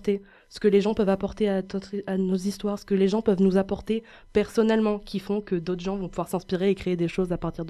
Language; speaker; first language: French; native; French